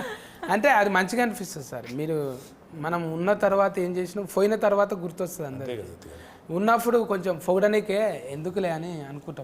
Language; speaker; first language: Telugu; native; Telugu